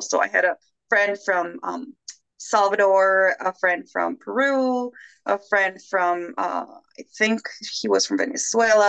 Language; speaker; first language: English; early bilingual, other home language; Spanish